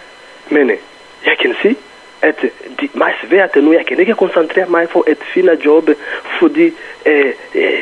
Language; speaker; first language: Danish; non-native, fluent; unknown